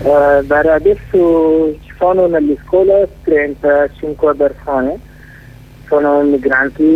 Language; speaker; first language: Italian; non-native, learner; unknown